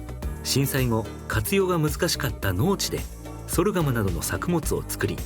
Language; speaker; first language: Japanese; native; Japanese